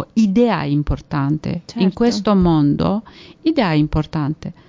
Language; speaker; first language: Italian; non-native, fluent; Persian